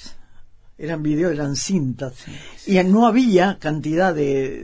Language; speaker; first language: Spanish; native; Spanish